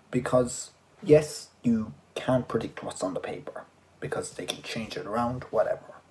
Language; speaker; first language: English; native; English